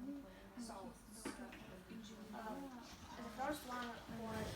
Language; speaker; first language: English; non-native, learner; Ukrainian